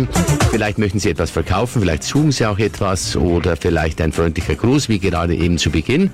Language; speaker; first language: German; native; German